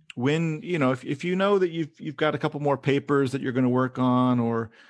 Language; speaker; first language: English; native; English